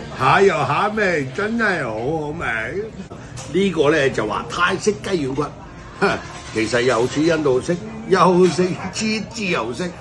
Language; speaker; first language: Cantonese; early bilingual, other home language; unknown